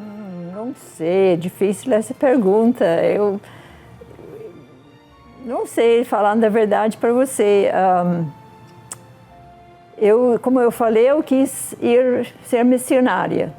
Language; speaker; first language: Portuguese; non-native, fluent; English